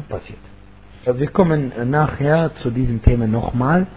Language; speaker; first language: German; non-native, fluent; Arabic